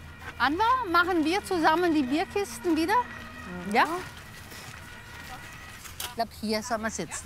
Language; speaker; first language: German; native; German